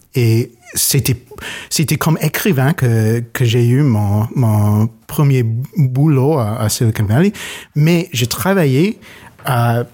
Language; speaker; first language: French; non-native, learner; English